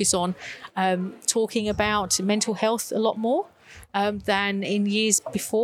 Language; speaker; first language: English; native; English